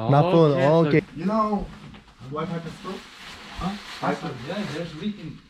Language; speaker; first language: English; non-native, learner; Korean